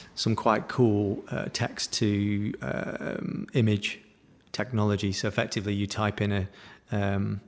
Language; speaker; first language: English; native; English